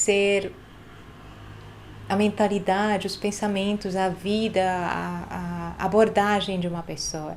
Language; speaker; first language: Portuguese; non-native, fluent; Hungarian